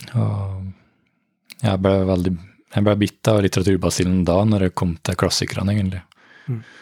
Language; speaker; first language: Norwegian; native; Norwegian